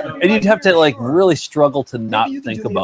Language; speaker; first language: English; native; English